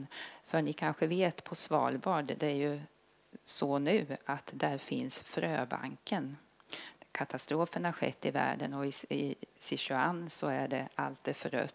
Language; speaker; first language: Swedish; native; Swedish